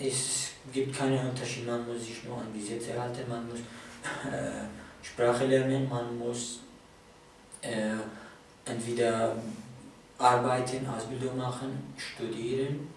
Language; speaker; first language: German; non-native, fluent; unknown